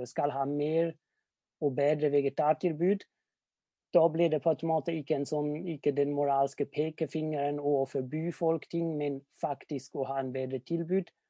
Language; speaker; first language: Norwegian; non-native, fluent; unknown